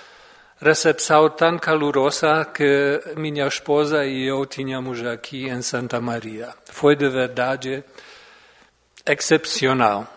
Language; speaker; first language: Portuguese; non-native, fluent; German